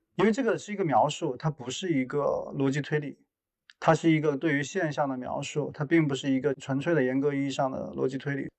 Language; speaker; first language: Chinese; native; Chinese